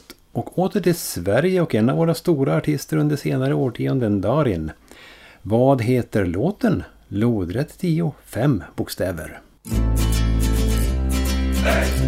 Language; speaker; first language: Swedish; native; Swedish